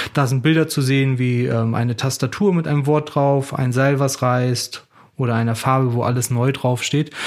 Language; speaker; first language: German; early bilingual, other home language; Turkish